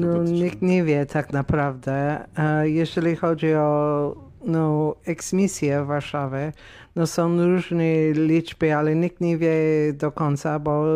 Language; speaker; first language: Polish; non-native, fluent; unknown